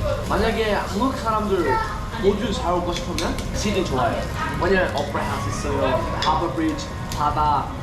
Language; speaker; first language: Korean; non-native, learner; English